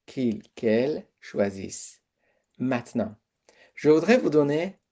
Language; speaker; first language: French; non-native, fluent; Persian